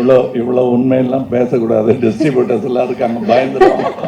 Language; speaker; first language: Tamil; native; Tamil